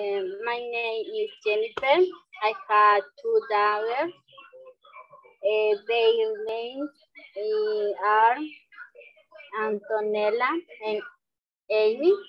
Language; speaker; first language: English; non-native, learner; Spanish